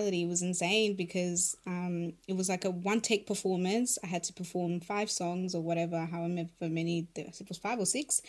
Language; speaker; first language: English; non-native, local second language; Shona